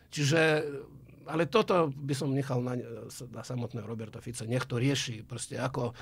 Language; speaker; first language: Slovak; non-native, fluent; Russian